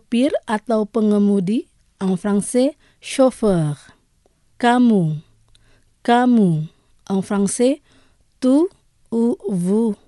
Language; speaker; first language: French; non-native, fluent; Indonesian